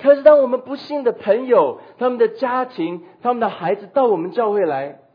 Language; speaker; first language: Chinese; native; Chinese